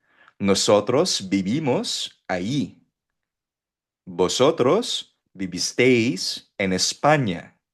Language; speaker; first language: Spanish; non-native, fluent; Filipino